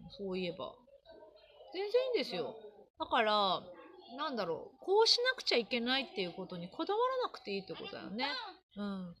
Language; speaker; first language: Japanese; native; Japanese